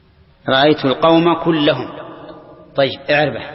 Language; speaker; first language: Arabic; native; Arabic